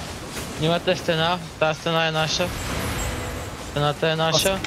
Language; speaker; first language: Bulgarian; native; Bulgarian